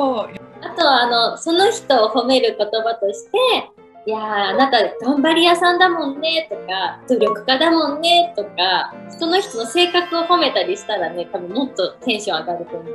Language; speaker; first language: Japanese; native; Japanese